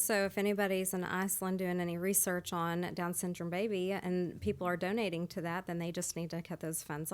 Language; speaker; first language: English; native; English